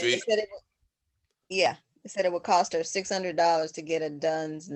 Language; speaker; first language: English; native; English